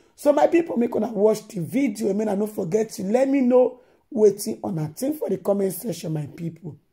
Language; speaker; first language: Nigerian Pidgin; non-native, local second language; Yoruba